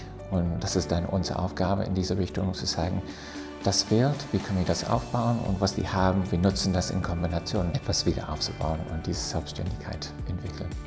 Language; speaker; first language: German; non-native, fluent; English